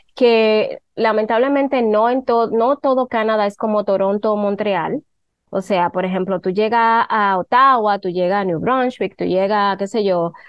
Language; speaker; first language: Spanish; native; Spanish